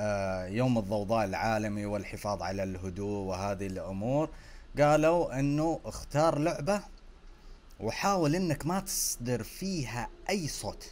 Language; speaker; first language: Arabic; native; Arabic